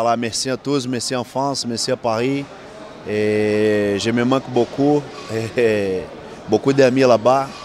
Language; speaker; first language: French; non-native, learner; Portuguese